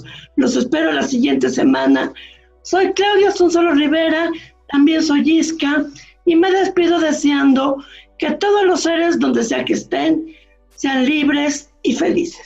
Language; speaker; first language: Spanish; native; Spanish